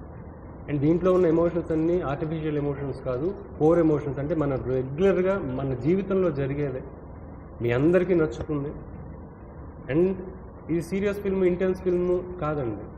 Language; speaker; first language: Telugu; native; Telugu